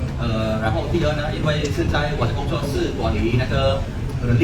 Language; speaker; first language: Chinese; non-native, learner; Khmer